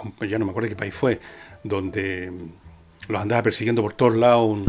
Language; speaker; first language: Spanish; native; Spanish